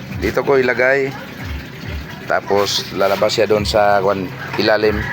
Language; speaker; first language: Filipino; non-native, local second language; Cebuano